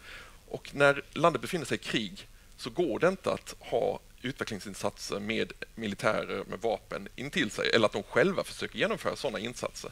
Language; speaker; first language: Swedish; native; Swedish